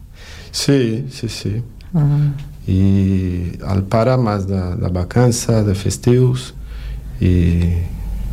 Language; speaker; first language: Catalan; non-native, learner; Portuguese